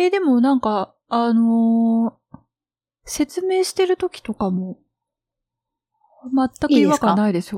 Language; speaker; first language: Japanese; native; Japanese